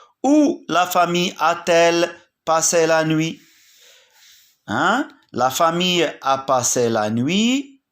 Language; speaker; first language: French; non-native, local second language; Arabic